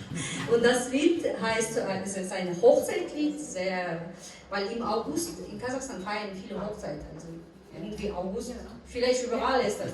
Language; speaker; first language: German; non-native, fluent; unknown